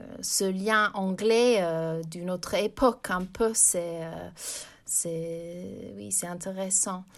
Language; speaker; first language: French; non-native, fluent; English